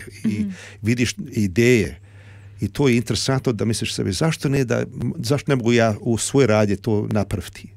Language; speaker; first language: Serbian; early bilingual, heritage; Serbian